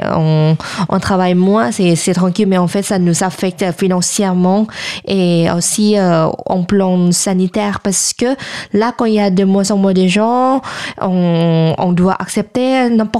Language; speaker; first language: French; non-native, fluent; Thai